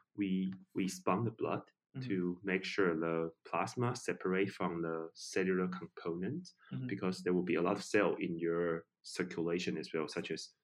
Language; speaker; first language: English; non-native, fluent; Chinese